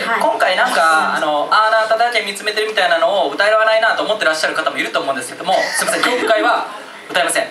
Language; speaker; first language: Japanese; native; Japanese